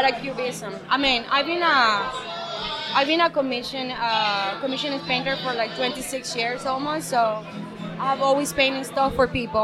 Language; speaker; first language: English; non-native, fluent; Spanish